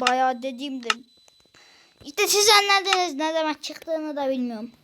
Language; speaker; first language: Turkish; native; Turkish